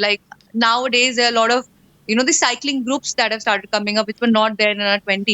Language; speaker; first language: English; non-native, local second language; Hindi